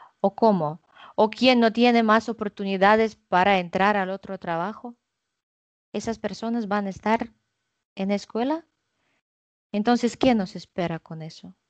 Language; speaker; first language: Spanish; non-native, fluent; Russian